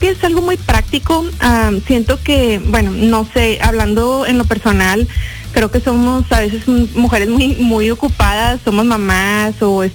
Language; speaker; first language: Spanish; early bilingual, heritage; Spanish